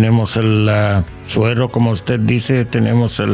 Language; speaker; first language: Spanish; non-native, learner; English